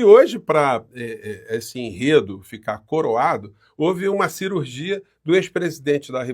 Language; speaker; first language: Portuguese; native; Portuguese